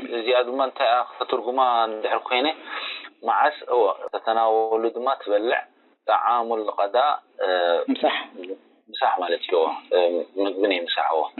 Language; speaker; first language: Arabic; non-native, learner; Tigrinya